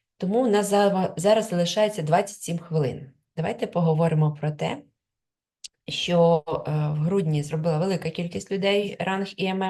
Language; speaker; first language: Ukrainian; non-native, local second language; Russian